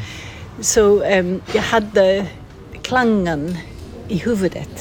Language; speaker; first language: Swedish; non-native, fluent; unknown